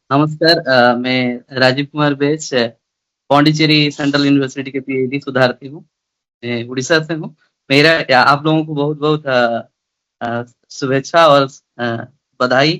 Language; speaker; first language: Hindi; non-native, local second language; Odia